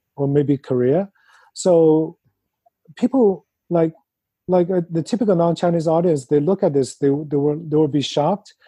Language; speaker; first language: English; non-native, fluent; Chinese